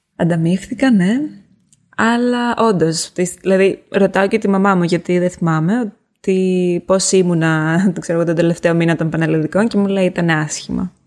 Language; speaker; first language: Greek; native; Greek